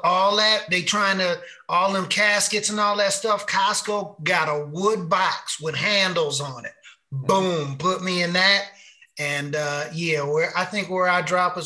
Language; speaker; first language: English; native; English